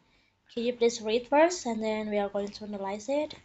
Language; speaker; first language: English; non-native, fluent; Indonesian